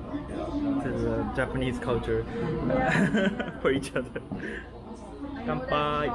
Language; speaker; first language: English; non-native, learner; Japanese